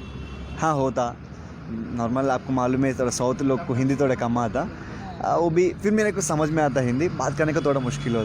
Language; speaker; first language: Hindi; non-native, local second language; Telugu